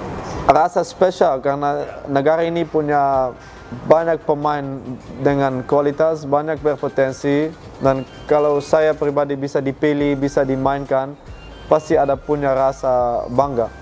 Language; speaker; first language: Indonesian; non-native, fluent; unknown